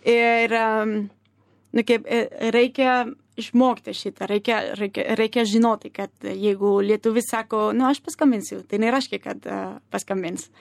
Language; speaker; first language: Lithuanian; non-native, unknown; Spanish